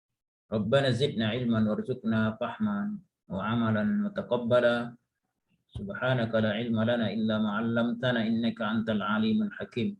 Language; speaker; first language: Arabic; non-native, fluent; Indonesian